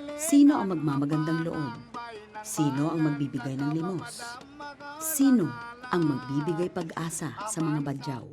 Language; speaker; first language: Filipino; native; Filipino